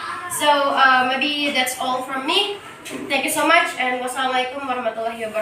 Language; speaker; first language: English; non-native, learner; Indonesian